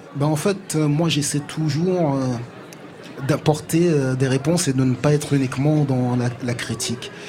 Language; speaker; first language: French; native; French